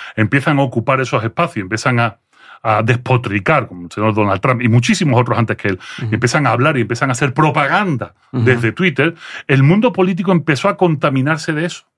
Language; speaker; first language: Spanish; early bilingual, other home language; French